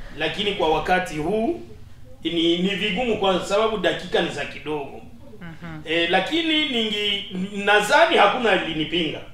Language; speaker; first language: Swahili; native; Swahili